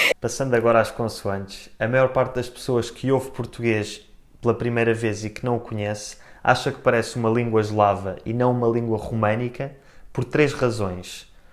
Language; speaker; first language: Portuguese; native; Portuguese